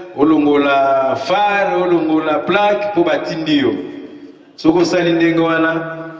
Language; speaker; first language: Lingala; native; Lingala